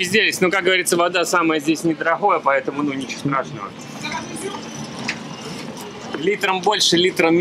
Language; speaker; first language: Russian; native; Russian